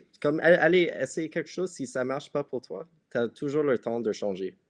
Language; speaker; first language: French; non-native, local second language; English